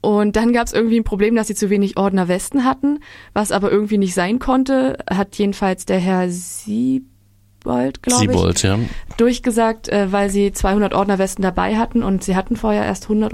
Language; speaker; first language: German; native; German